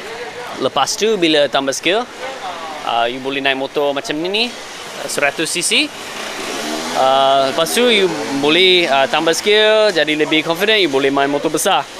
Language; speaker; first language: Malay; non-native, fluent; English